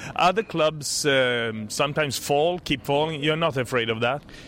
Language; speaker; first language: English; non-native, fluent; Swedish